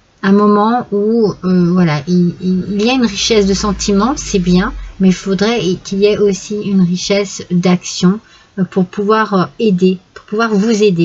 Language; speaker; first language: French; native; French